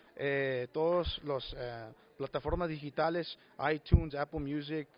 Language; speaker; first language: Spanish; early bilingual, heritage; Spanish